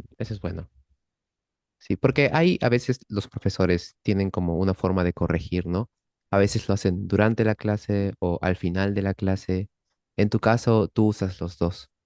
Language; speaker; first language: Spanish; native; Spanish